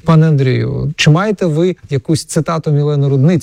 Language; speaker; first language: Ukrainian; native; Ukrainian